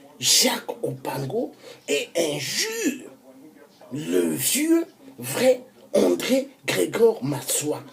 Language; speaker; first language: French; non-native, local second language; Kongo